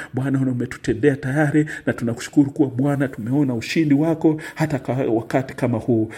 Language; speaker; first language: Swahili; non-native, local second language; Luyia